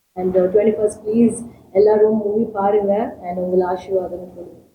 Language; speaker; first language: Tamil; non-native, learner; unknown